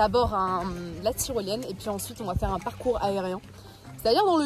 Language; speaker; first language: French; early bilingual, other home language; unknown